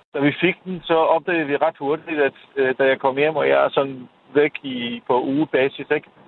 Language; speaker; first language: Danish; non-native, fluent; Polish